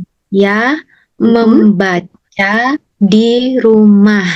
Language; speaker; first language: Indonesian; non-native, learner; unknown